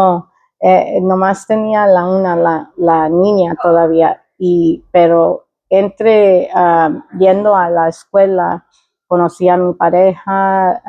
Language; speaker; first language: Spanish; early bilingual, heritage; Spanish